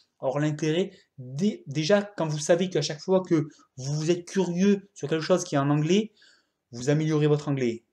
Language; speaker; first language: French; native; French